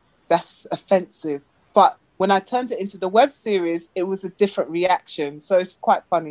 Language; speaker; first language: English; native; English